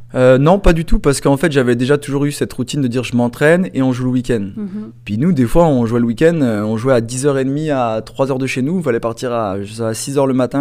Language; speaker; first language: French; native; French